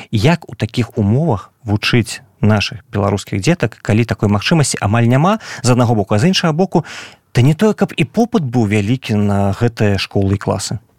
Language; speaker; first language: Belarusian; non-native, local second language; Russian